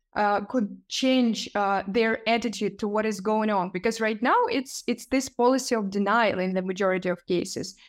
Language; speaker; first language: English; non-native, fluent; Ukrainian